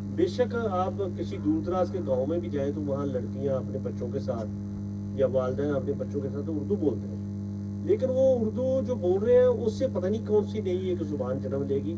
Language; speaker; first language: Urdu; non-native, local second language; Punjabi